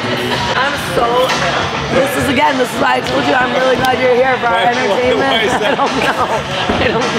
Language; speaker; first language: English; native; English